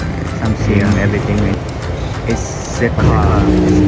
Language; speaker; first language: English; non-native, learner; Khmer